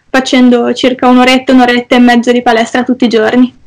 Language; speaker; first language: Italian; native; Italian